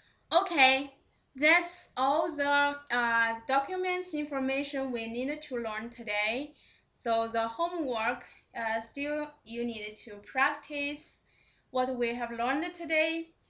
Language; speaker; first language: English; non-native, fluent; Chinese